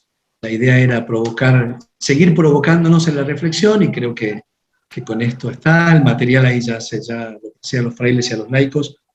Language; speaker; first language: Spanish; native; Spanish